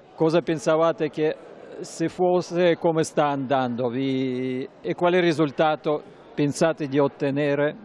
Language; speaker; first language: Italian; non-native, fluent; Russian